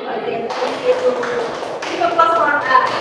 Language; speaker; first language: English; non-native, learner; Indonesian